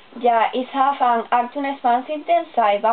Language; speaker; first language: German; non-native, learner; Spanish